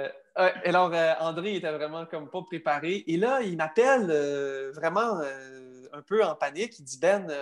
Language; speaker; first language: French; native; French